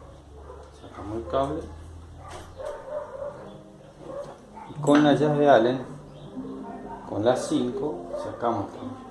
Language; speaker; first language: Spanish; native; Spanish